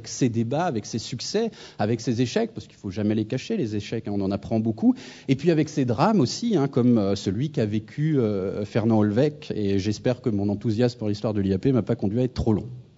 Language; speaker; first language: French; native; French